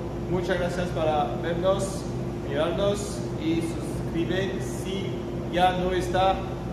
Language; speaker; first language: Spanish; non-native, learner; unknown